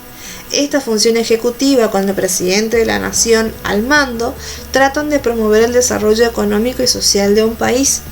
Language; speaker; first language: Spanish; native; Spanish